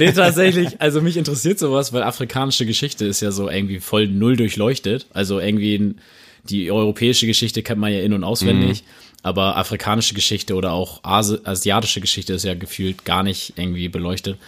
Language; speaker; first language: German; native; German